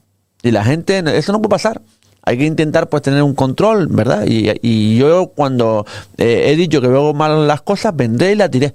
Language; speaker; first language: Spanish; native; Spanish